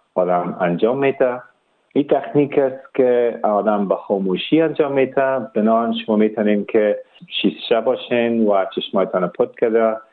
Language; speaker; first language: Persian; early bilingual, heritage; Persian